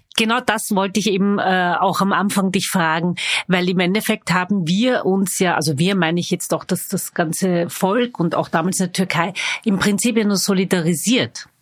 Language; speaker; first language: German; early bilingual, other home language; Zaza